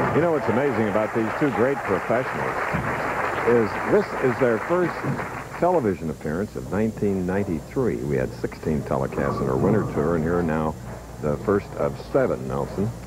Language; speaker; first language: English; native; English